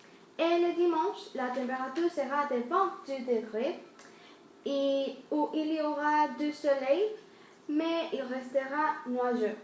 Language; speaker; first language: French; non-native, learner; Spanish